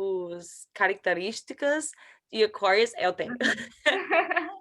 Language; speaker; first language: Portuguese; non-native, learner; English